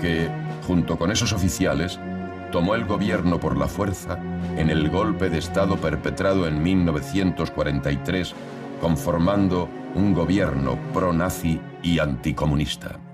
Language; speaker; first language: Spanish; native; Spanish